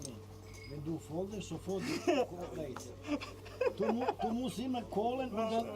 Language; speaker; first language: German; non-native, learner; Croatian